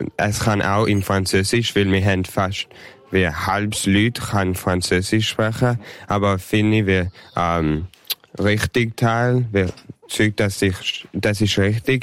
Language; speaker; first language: German; early bilingual, heritage; English